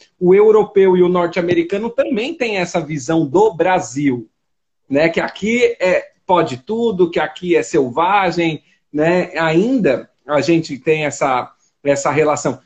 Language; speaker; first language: Portuguese; native; Portuguese